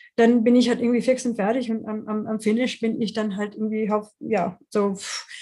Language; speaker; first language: German; non-native, fluent; English